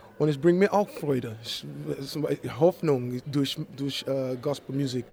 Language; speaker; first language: German; non-native, learner; English